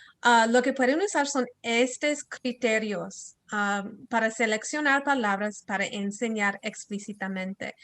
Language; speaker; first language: Spanish; early bilingual, heritage; Spanish